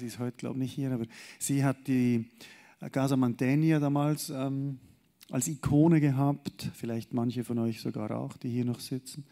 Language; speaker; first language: German; native; German